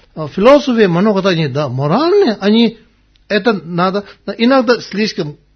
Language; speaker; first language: Russian; non-native, learner; Tibetan